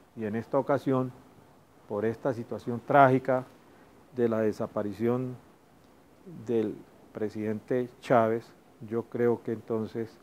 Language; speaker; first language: Spanish; native; Spanish